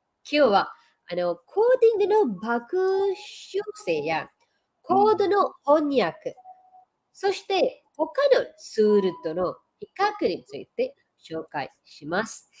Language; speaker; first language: Japanese; non-native, fluent; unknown